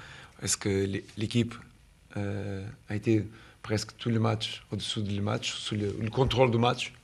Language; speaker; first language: French; non-native, fluent; Portuguese